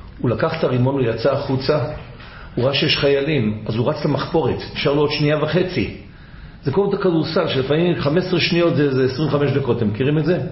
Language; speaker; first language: Hebrew; native; Hebrew